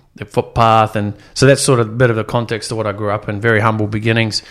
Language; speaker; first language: English; native; English